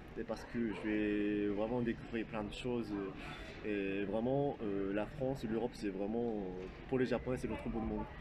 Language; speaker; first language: French; non-native, fluent; Japanese